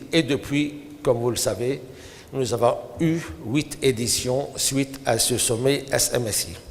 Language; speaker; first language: French; non-native, local second language; Arabic